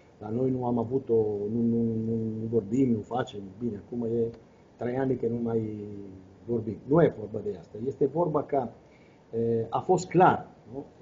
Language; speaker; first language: Romanian; non-native, fluent; Italian